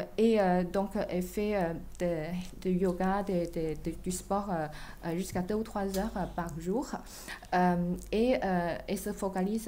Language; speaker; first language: French; non-native, fluent; Chinese